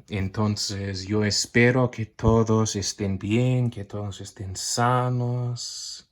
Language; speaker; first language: Spanish; non-native, fluent; English